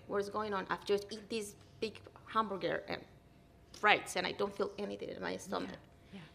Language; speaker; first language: English; non-native, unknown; Spanish